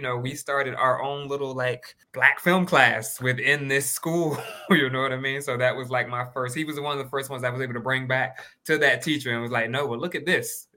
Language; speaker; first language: English; native; English